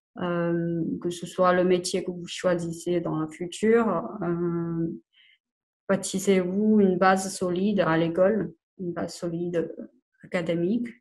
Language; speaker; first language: French; non-native, fluent; Chinese